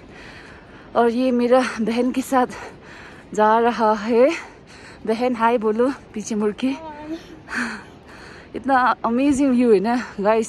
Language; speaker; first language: Hindi; non-native, local second language; Nepali